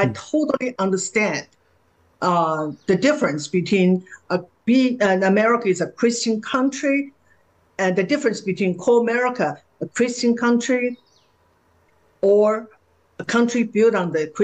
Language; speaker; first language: English; non-native, fluent; Chinese